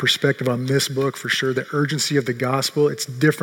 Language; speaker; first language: English; native; English